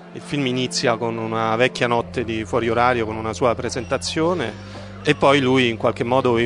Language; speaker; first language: Italian; native; Italian